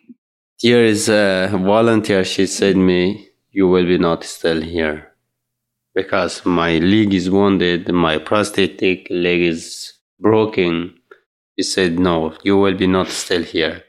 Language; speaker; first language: English; non-native, learner; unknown